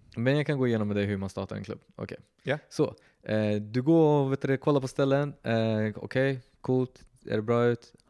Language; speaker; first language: Swedish; native; Swedish